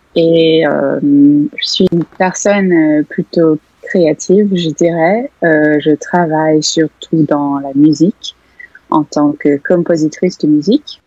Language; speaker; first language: French; non-native, fluent; English